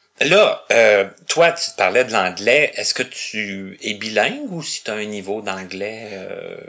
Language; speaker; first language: French; native; French